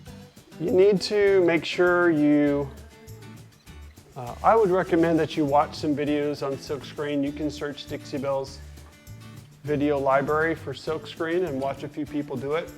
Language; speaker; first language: English; native; English